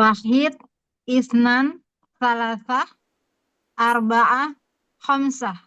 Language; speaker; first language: Arabic; non-native, learner; Indonesian